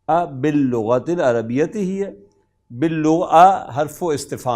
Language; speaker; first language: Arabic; non-native, fluent; Urdu